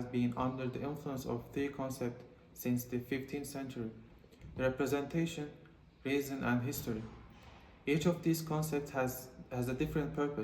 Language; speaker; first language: English; non-native, learner; Turkish